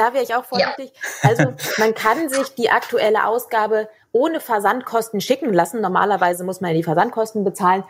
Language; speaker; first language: German; native; German